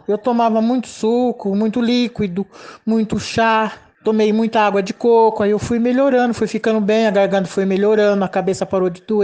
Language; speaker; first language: Portuguese; native; Portuguese